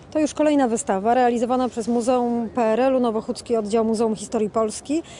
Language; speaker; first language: Polish; native; Polish